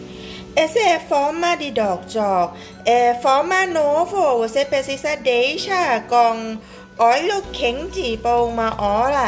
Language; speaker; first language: Portuguese; non-native, learner; Thai